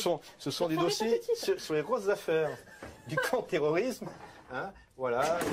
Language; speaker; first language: French; native; French